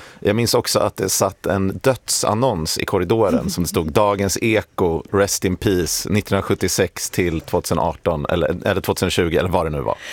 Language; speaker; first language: Swedish; native; Swedish